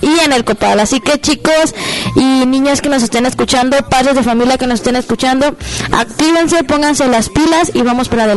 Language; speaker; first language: Spanish; native; Spanish